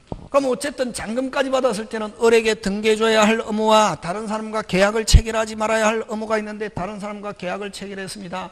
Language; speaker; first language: Korean; native; Korean